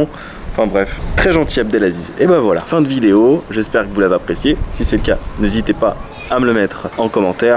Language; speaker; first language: French; native; French